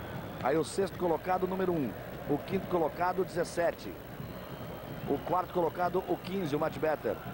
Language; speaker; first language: Portuguese; native; Portuguese